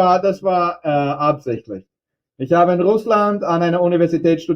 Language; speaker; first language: German; non-native, fluent; English